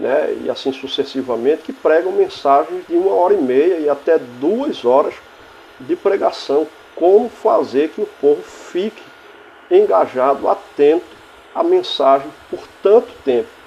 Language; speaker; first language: Portuguese; native; Portuguese